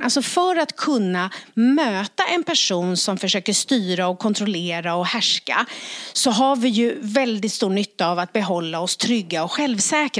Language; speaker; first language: Swedish; native; Swedish